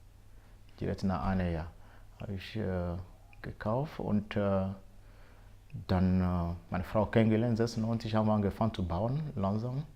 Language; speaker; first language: German; non-native, fluent; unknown